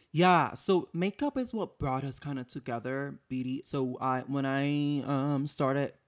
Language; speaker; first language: English; non-native, fluent; Spanish